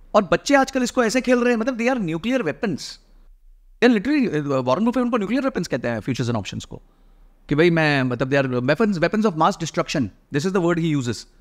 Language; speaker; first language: Hindi; native; Hindi